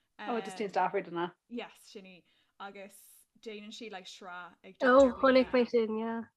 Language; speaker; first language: Irish; native; Irish